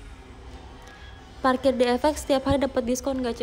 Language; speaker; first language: Indonesian; native; Indonesian